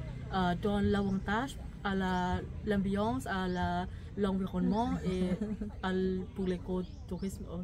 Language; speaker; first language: French; non-native, fluent; Thai